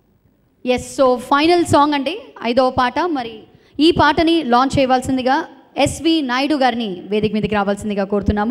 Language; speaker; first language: Telugu; native; Telugu